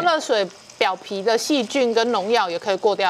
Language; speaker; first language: Chinese; native; Chinese